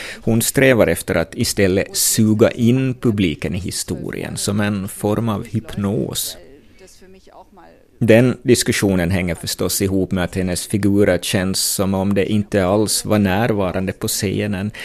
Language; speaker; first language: Swedish; native; Swedish